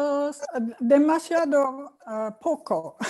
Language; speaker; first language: Spanish; non-native, learner; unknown